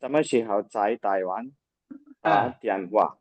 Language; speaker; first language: Chinese; non-native, learner; Tamil